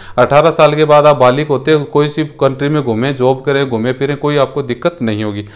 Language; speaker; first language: Hindi; native; Hindi